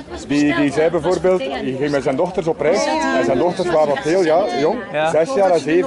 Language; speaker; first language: Dutch; native; Dutch